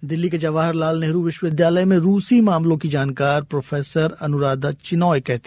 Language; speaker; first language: Hindi; native; Hindi